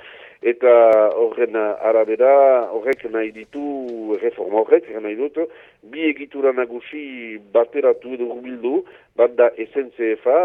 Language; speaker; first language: Basque; native; Basque